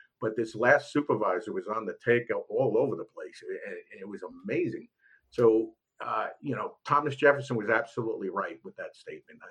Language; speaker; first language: English; native; English